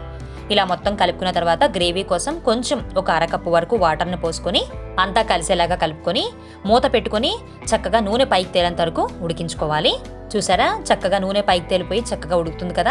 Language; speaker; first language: Telugu; native; Telugu